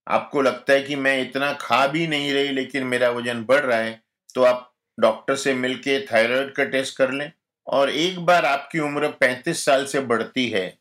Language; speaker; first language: Hindi; non-native, local second language; Gujarati